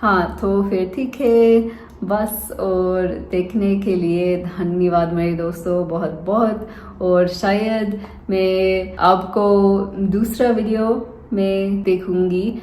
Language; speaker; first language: Hindi; non-native, learner; English